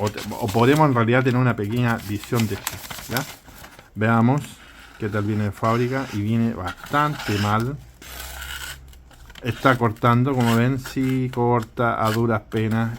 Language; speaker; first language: Spanish; native; Spanish